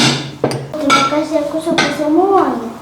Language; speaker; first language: Indonesian; early bilingual, heritage; Spanish